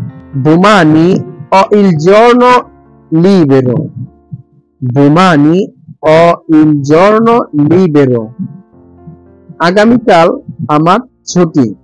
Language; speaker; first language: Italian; non-native, learner; Bangla